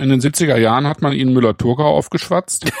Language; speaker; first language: German; native; German